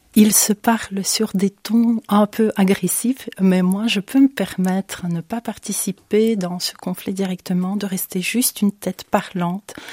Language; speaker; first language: French; non-native, fluent; Ukrainian